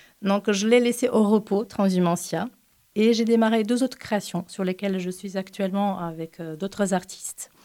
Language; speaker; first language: French; non-native, fluent; Portuguese